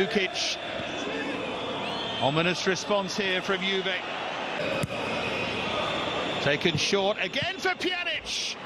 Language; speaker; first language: English; native; English